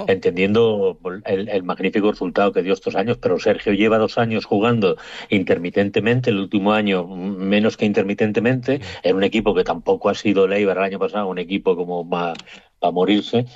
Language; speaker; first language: Spanish; native; Spanish